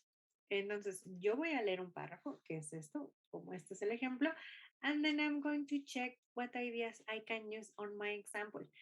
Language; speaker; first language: Spanish; non-native, fluent; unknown